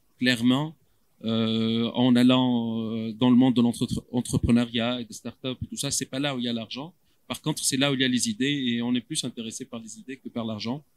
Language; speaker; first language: French; non-native, local second language; Arabic